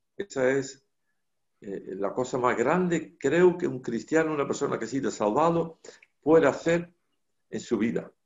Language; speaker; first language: Spanish; non-native, fluent; Dutch